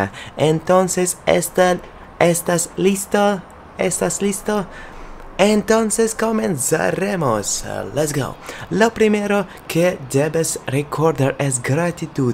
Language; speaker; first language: Spanish; non-native, learner; Russian